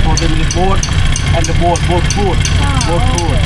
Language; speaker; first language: English; non-native, learner; Thai